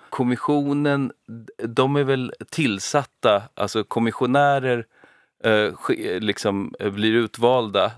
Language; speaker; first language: Swedish; native; Swedish